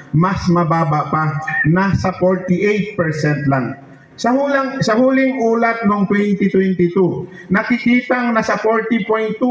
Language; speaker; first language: Filipino; non-native, local second language; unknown